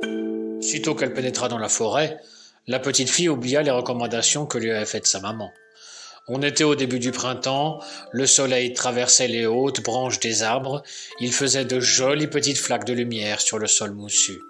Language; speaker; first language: French; native; French